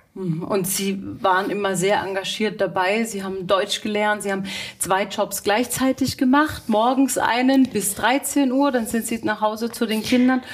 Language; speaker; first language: German; native; German